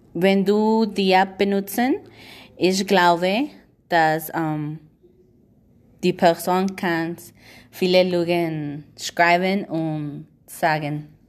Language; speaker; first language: German; non-native, learner; Spanish